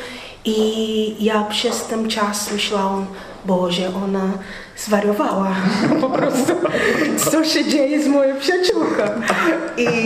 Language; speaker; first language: Polish; non-native, learner; Portuguese